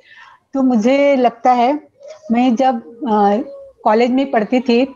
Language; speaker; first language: Hindi; non-native, local second language; Marathi